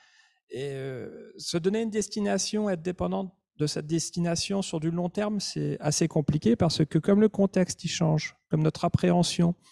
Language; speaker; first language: French; native; French